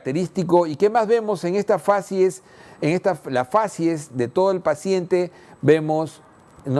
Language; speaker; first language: Spanish; native; Spanish